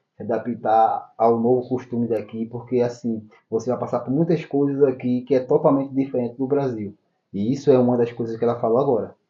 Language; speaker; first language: Portuguese; native; Portuguese